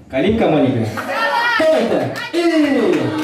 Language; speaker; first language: Russian; non-native, local second language; Kyrgyz